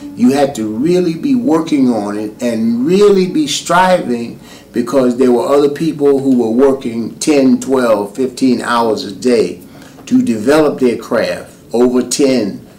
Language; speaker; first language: English; native; English